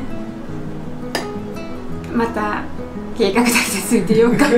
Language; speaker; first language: Japanese; native; Japanese